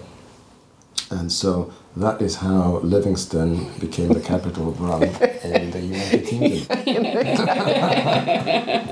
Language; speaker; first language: English; non-native, local second language; Ganda